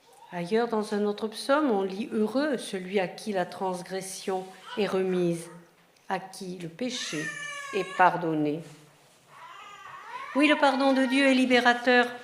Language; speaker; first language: French; native; French